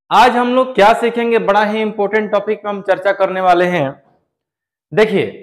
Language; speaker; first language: Hindi; native; Hindi